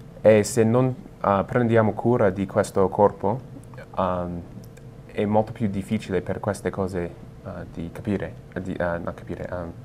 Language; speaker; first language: Italian; non-native, learner; English